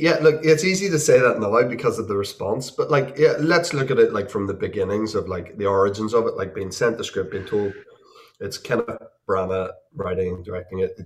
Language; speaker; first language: English; native; English